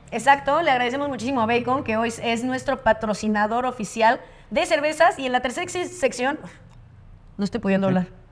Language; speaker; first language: Spanish; native; Spanish